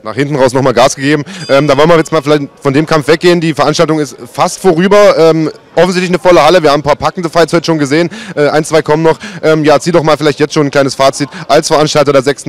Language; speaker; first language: German; native; German